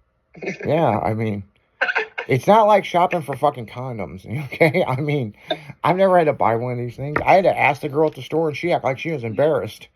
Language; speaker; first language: English; native; English